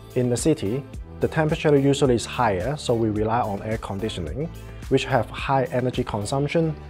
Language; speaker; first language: English; non-native, local second language; Cantonese